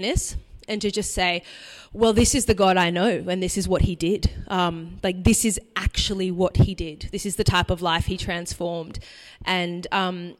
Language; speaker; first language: English; native; English